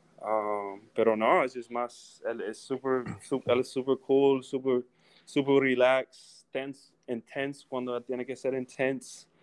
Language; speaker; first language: Spanish; early bilingual, heritage; English